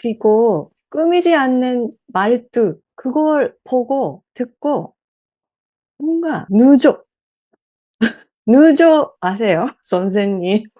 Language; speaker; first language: Korean; non-native, learner; Japanese